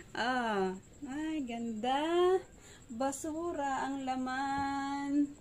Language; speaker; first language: Filipino; native; Filipino